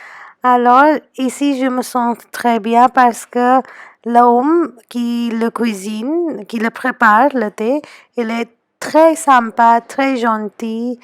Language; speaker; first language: French; non-native, fluent; Hindi